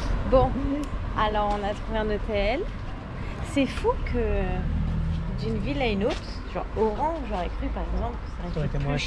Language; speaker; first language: French; native; French